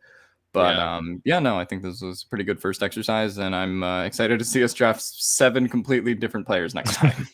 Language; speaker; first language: English; native; English